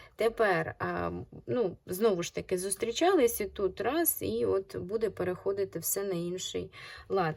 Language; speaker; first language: Ukrainian; non-native, local second language; Russian